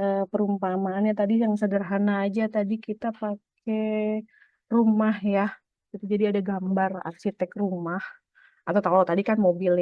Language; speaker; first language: Indonesian; native; Indonesian